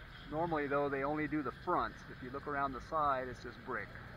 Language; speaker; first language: English; native; English